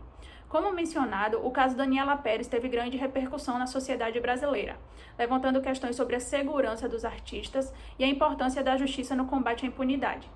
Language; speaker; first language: Portuguese; native; Portuguese